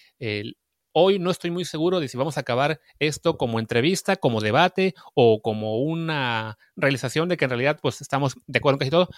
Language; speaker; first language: Spanish; native; Spanish